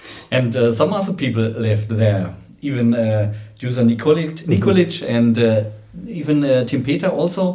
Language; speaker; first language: English; non-native, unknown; German